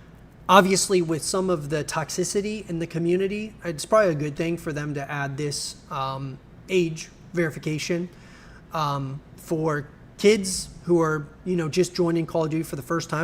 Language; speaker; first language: English; native; English